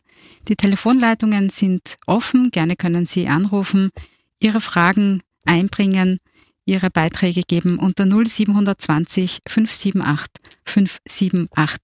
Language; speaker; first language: German; native; German